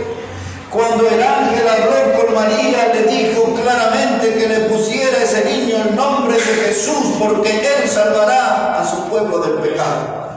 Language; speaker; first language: Spanish; native; Spanish